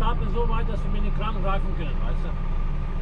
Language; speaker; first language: German; native; German